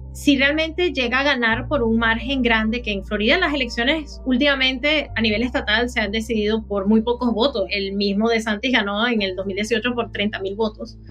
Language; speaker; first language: Spanish; native; Spanish